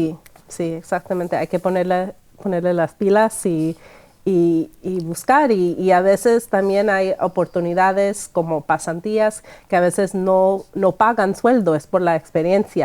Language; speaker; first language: Spanish; early bilingual, heritage; Spanish